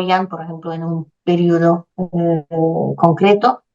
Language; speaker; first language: Spanish; non-native, fluent; Danish